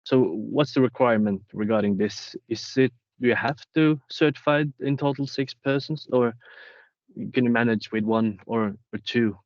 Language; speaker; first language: English; non-native, fluent; Norwegian